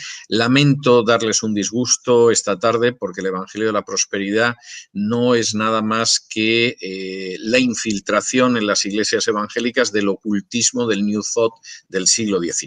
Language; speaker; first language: Spanish; native; Spanish